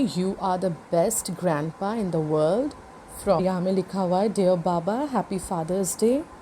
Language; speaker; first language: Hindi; non-native, local second language; Bangla